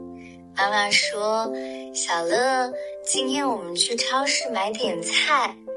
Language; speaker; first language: Chinese; native; Chinese